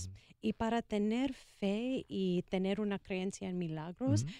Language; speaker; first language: Spanish; non-native, learner; English